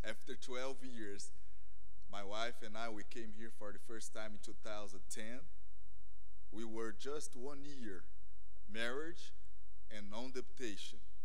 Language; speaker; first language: English; non-native, fluent; Portuguese